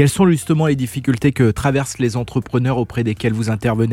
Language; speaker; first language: French; native; French